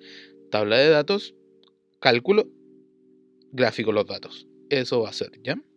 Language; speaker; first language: Spanish; native; Spanish